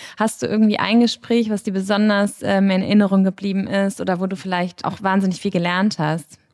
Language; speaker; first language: German; native; German